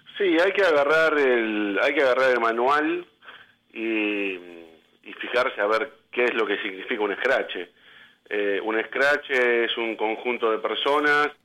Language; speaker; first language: Spanish; native; Spanish